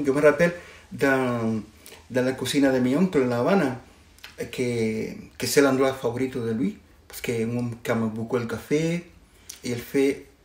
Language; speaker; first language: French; non-native, fluent; Spanish